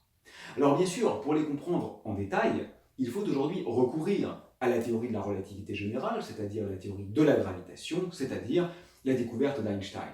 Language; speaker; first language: French; native; French